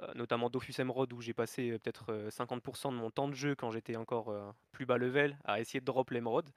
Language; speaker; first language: French; native; French